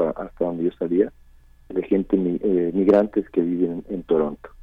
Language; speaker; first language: Spanish; native; Spanish